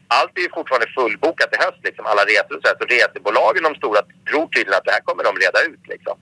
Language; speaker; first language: Swedish; native; Swedish